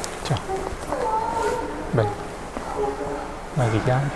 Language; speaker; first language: Italian; native; Italian